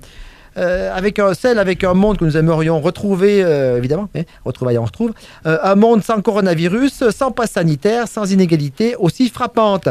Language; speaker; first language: French; native; French